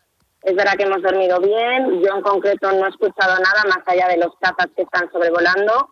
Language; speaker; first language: Spanish; native; Spanish